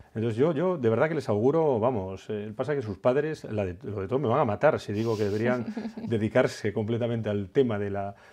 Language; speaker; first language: Spanish; native; Spanish